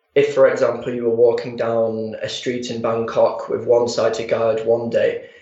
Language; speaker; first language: English; native; English